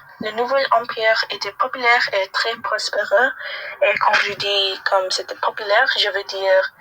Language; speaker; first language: French; non-native, learner; English